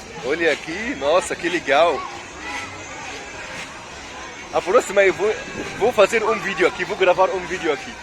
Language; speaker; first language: Portuguese; non-native, fluent; Arabic